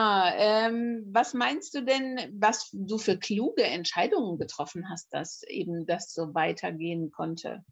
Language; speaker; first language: German; native; German